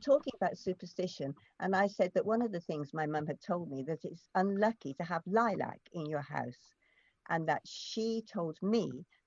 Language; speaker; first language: English; native; English